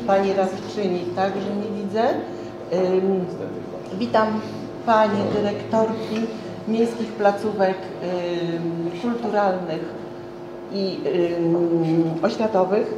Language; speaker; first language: Polish; native; Polish